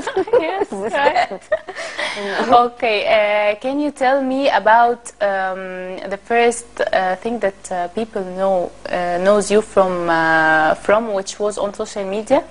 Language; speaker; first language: English; non-native, learner; Arabic